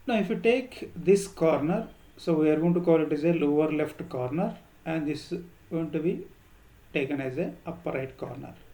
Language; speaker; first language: English; non-native, local second language; Kannada